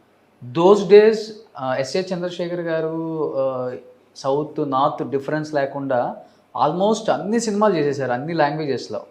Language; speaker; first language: Telugu; native; Telugu